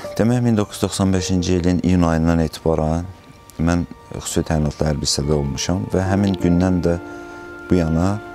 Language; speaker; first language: Azerbaijani; native; Azerbaijani